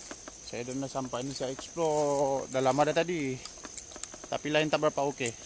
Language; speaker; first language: Malay; native; Malay